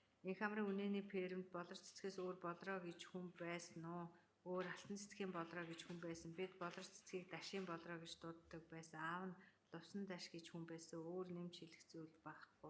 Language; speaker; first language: Mongolian; native; Mongolian